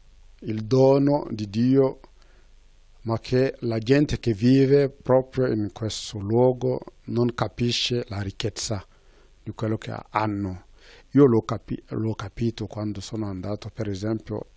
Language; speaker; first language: Italian; non-native, fluent; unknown